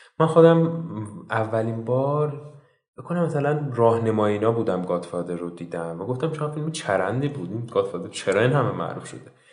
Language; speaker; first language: Persian; native; Persian